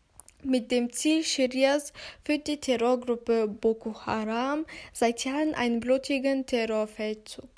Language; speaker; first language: German; non-native, fluent; Turkish